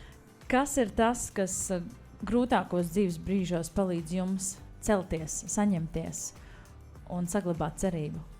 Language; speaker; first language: Latvian; native; Latvian